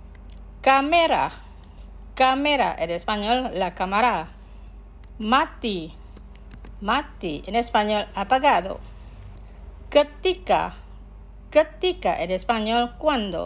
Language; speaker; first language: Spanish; non-native, fluent; Indonesian